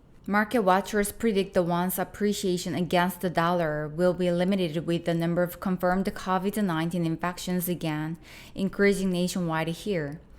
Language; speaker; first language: English; non-native, fluent; Korean